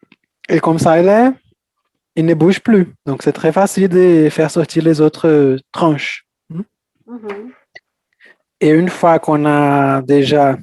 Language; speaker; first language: French; non-native, fluent; Portuguese